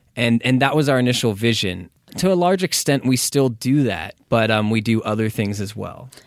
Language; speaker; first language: English; native; English